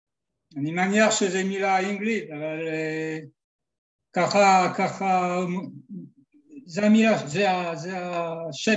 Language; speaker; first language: Hebrew; non-native, fluent; French